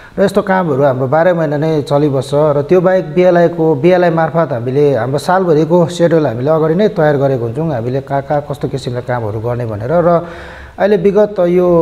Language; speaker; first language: Nepali; native; Nepali